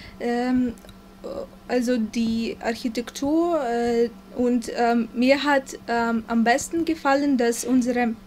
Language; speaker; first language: German; non-native, fluent; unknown